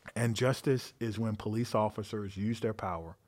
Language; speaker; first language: English; native; English